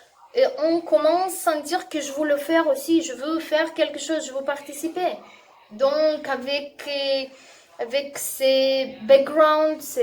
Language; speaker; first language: French; non-native, learner; Russian